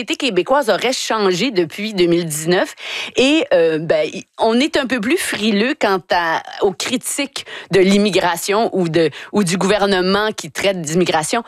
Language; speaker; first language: French; native; French